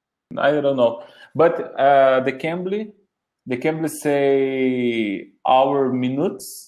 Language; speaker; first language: English; non-native, learner; Portuguese